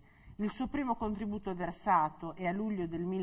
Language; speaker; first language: Italian; native; Italian